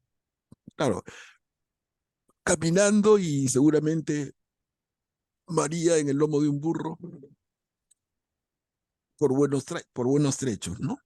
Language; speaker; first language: Spanish; native; Spanish